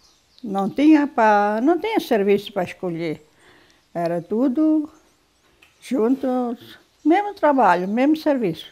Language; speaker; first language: Portuguese; non-native, local second language; German